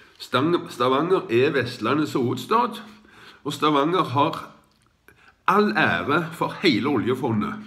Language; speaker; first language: Norwegian; native; Norwegian